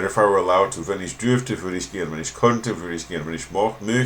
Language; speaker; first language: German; non-native, fluent; English